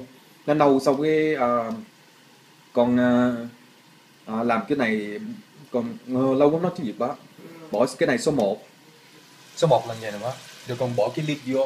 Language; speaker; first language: Vietnamese; early bilingual, heritage; Vietnamese